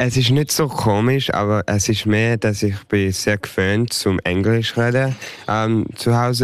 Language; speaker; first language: German; early bilingual, heritage; English